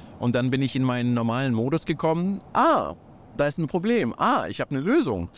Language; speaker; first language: German; early bilingual, other home language; Russian